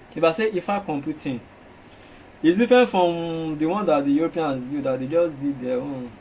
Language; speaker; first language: English; non-native, local second language; Yoruba